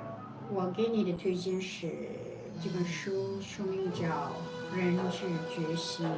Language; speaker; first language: Chinese; non-native, local second language; Uyghur